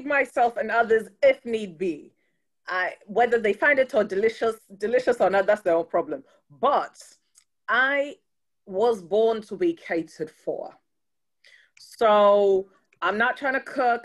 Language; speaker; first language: English; non-native, local second language; Yoruba